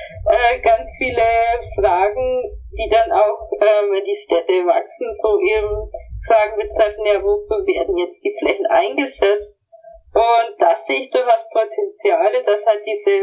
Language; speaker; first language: German; native; German